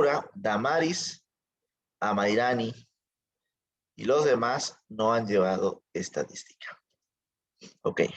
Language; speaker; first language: Spanish; native; Spanish